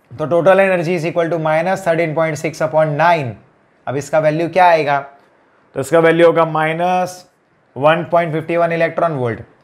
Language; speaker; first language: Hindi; non-native, local second language; Gujarati